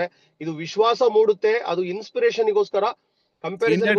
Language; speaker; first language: Kannada; native; Kannada